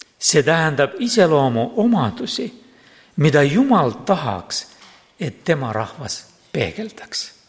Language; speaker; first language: Estonian; non-native, local second language; Russian